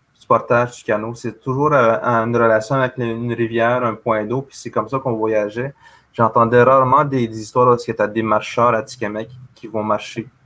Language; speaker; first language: French; non-native, local second language; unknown